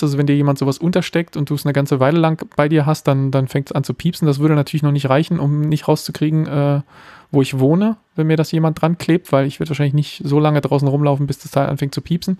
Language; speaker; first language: German; native; German